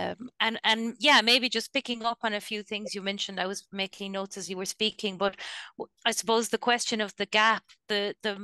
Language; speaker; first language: English; native; English